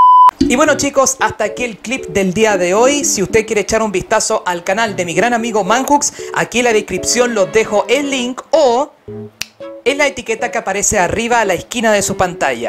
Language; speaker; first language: Spanish; native; Spanish